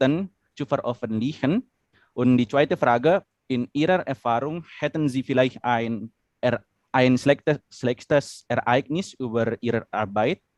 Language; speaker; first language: German; non-native, learner; Indonesian